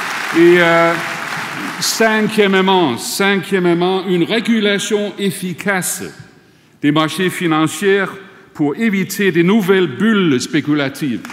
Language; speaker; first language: French; non-native, fluent; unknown